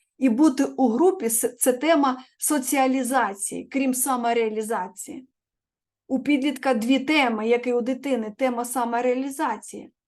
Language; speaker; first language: Ukrainian; non-native, local second language; Russian